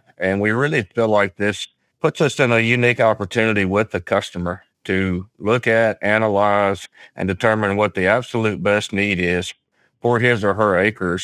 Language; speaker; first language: English; native; English